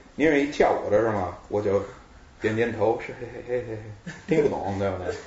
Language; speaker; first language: Chinese; non-native, fluent; English